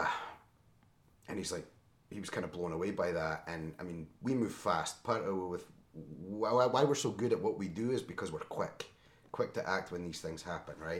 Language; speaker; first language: English; native; English